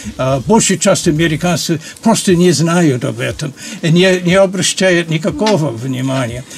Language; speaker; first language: Russian; non-native, fluent; English